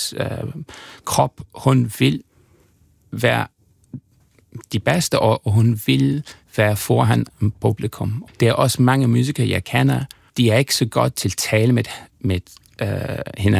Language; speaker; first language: Danish; non-native, learner; English